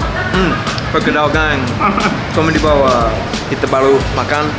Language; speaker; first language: Indonesian; non-native, learner; English